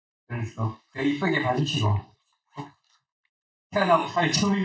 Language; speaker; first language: Korean; native; Korean